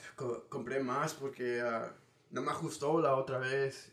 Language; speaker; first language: Spanish; early bilingual, heritage; Spanish